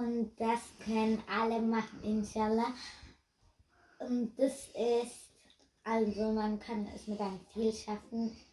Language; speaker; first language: German; early bilingual, other home language; Urdu